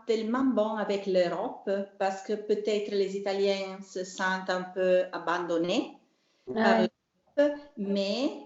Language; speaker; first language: French; non-native, learner; Italian